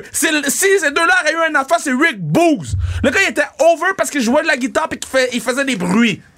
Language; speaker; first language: French; native; French